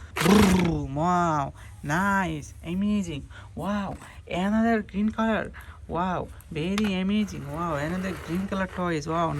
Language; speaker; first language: English; non-native, learner; Hindi